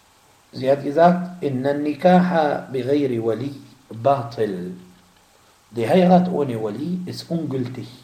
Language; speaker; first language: German; non-native, fluent; Arabic